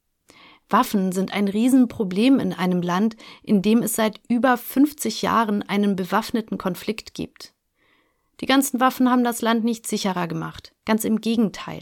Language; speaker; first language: German; native; German